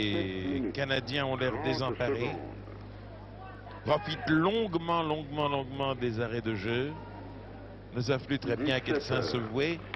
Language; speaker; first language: French; native; French